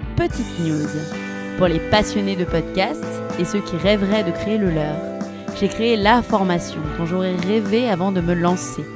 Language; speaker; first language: French; native; French